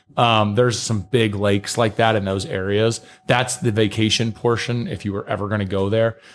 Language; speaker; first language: English; native; English